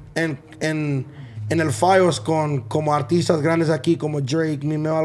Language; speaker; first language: Spanish; early bilingual, heritage; Spanish